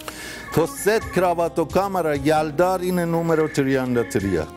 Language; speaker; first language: Greek; non-native, fluent; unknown